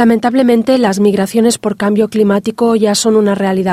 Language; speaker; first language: Spanish; native; Spanish